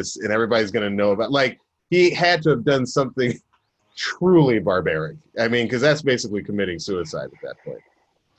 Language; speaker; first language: English; native; English